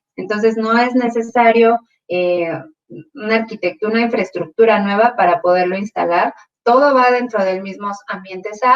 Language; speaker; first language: Spanish; native; Spanish